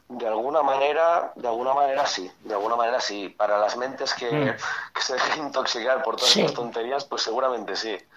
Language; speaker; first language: Spanish; non-native, local second language; Catalan